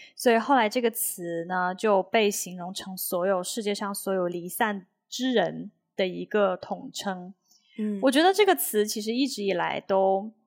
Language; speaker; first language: Chinese; native; Chinese